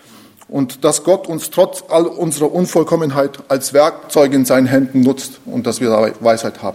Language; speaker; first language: German; native; German